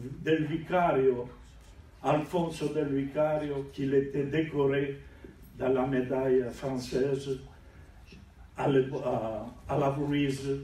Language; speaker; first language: French; non-native, learner; Italian